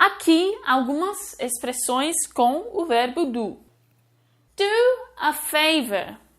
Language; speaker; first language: Portuguese; non-native, fluent; English